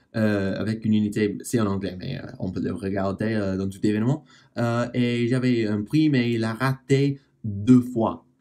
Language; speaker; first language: French; non-native, fluent; English